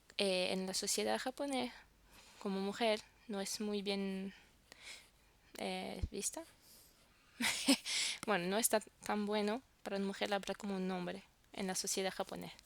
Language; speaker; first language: Spanish; non-native, fluent; French